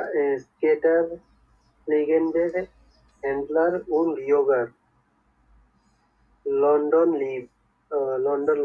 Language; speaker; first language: German; non-native, learner; Bangla